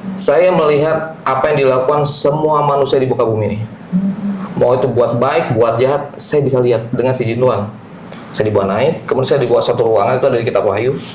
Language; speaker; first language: Indonesian; native; Indonesian